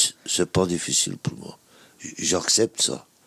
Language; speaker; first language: French; non-native, local second language; Dutch